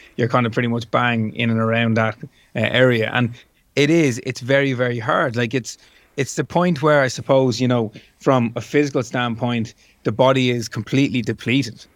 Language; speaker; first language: English; native; English